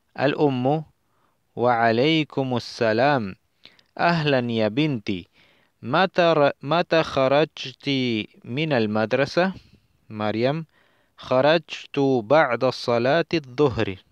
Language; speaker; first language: Arabic; non-native, fluent; Spanish